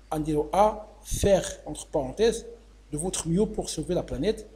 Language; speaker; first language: French; non-native, local second language; Arabic